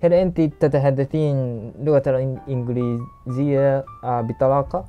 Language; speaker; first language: Arabic; non-native, learner; Japanese